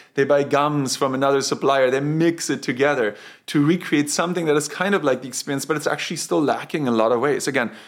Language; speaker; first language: English; non-native, fluent; German